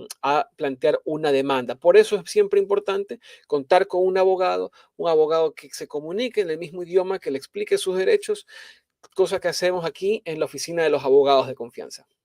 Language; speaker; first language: Spanish; native; Spanish